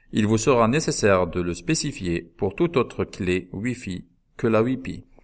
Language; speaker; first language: French; non-native, local second language; Arabic